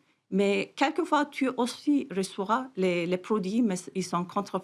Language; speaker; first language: French; non-native, fluent; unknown